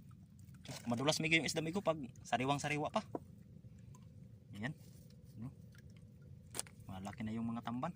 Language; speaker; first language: Filipino; native; Filipino